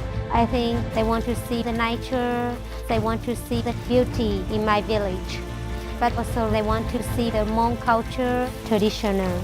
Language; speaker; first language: English; non-native, local second language; Hmong